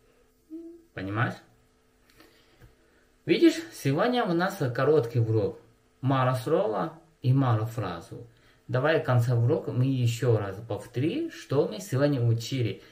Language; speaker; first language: Russian; non-native, learner; Chinese